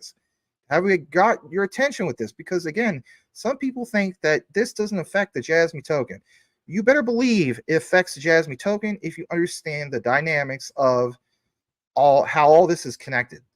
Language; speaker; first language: English; native; English